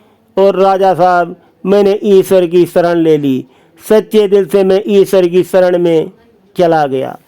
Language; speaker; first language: Hindi; native; Hindi